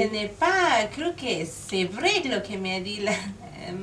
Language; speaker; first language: French; non-native, learner; Spanish